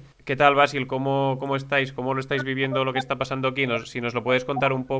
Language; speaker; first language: Spanish; native; Spanish